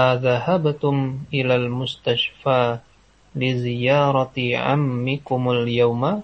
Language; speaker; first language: Arabic; non-native, learner; Indonesian